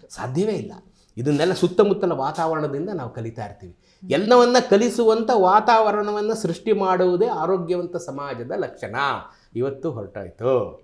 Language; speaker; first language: Kannada; native; Kannada